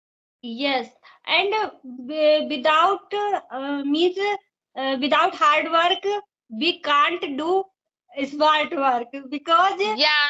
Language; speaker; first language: English; non-native, learner; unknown